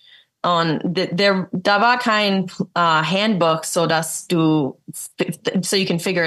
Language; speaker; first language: German; early bilingual, heritage; English